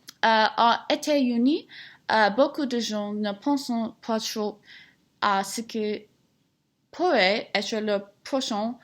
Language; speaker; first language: French; non-native, learner; English